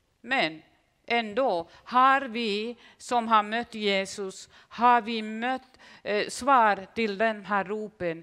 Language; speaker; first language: Swedish; non-native, fluent; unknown